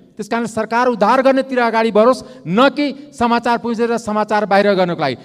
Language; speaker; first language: Nepali; non-native, local second language; Maithili